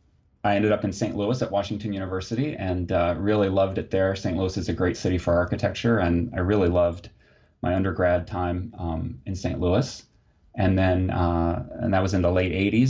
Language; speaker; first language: English; native; English